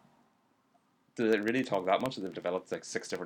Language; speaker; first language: English; native; English